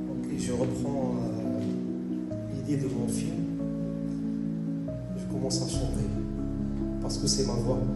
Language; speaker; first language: French; non-native, local second language; Arabic